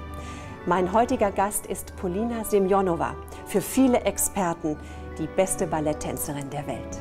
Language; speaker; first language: German; native; German